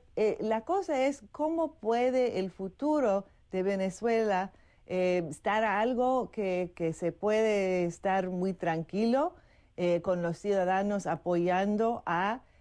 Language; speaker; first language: Spanish; non-native, fluent; English